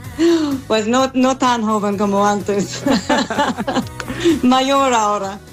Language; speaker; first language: Spanish; non-native, fluent; English